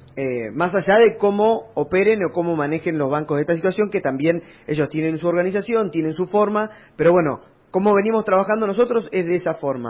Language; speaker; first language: Spanish; native; Spanish